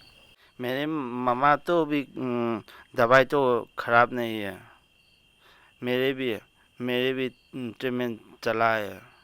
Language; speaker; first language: Hindi; non-native, local second language; Manipuri